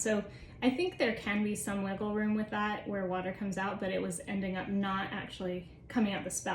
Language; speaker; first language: English; native; English